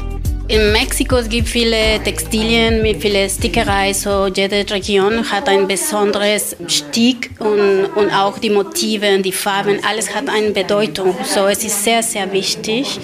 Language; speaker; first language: German; non-native, learner; Spanish